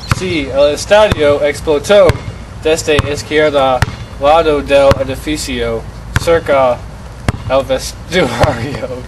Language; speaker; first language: Spanish; non-native, learner; English